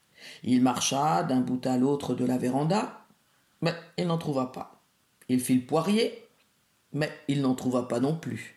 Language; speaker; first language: French; native; French